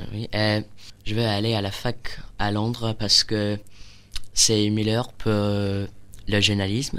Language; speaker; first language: French; non-native, learner; English